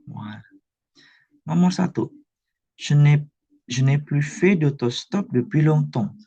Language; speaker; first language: French; non-native, fluent; Indonesian